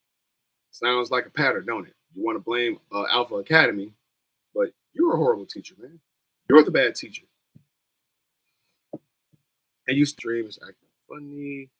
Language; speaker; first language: English; native; English